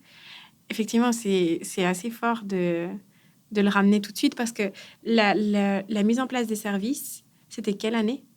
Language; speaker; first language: French; native; French